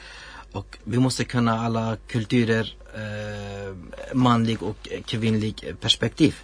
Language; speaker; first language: Swedish; non-native, learner; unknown